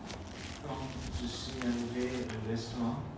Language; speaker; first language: French; non-native, learner; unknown